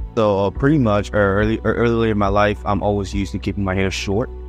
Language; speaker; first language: English; non-native, local second language; Yoruba